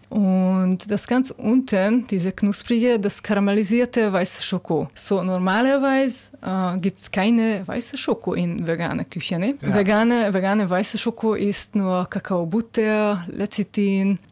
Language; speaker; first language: German; non-native, fluent; Hungarian